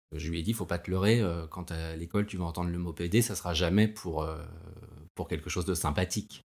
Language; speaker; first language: French; native; French